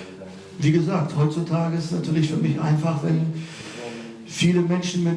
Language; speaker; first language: German; early bilingual, other home language; Kurdish